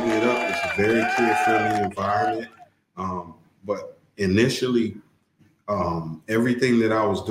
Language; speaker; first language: English; native; English